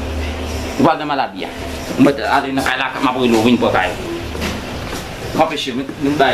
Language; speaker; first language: French; non-native, learner; Haitian Creole